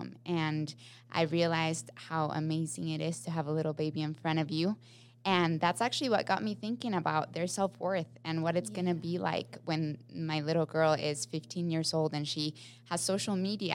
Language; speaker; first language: English; non-native, fluent; Spanish